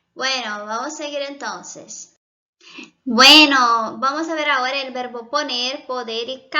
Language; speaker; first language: Spanish; non-native, fluent; Portuguese